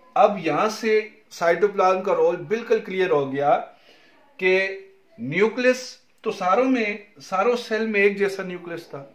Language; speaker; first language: Urdu; non-native, local second language; Punjabi